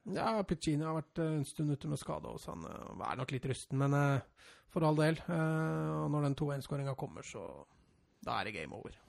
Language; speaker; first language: Norwegian; native; Norwegian